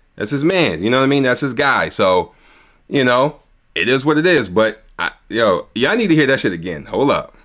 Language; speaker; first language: English; native; English